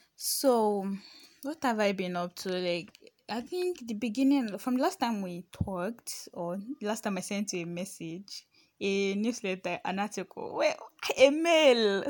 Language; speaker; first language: English; non-native, local second language; Yoruba